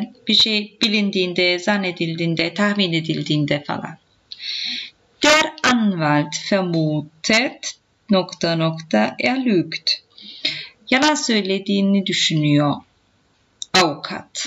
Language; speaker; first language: Turkish; native; Turkish